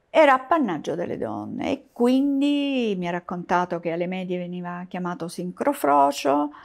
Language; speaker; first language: Italian; native; Italian